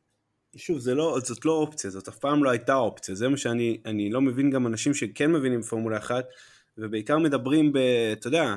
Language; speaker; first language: Hebrew; native; Hebrew